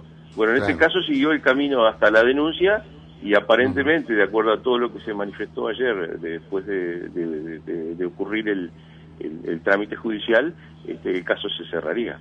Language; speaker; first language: Spanish; native; Spanish